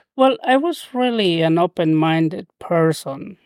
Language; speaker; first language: English; non-native, fluent; Spanish